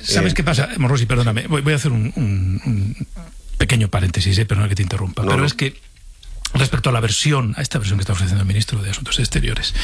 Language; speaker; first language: Spanish; native; Spanish